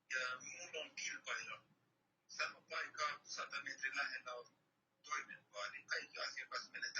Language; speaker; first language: Finnish; non-native, learner; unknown